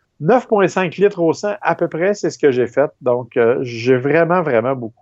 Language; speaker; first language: French; native; French